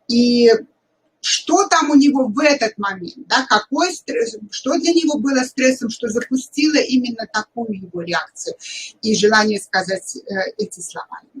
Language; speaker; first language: Russian; native; Russian